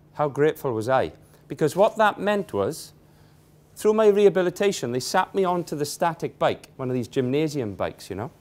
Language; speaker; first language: English; native; English